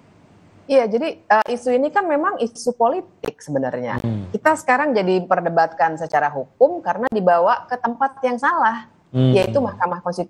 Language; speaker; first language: Indonesian; native; Indonesian